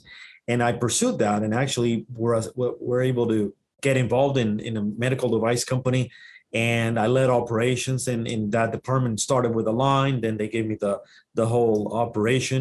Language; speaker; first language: English; non-native, fluent; Spanish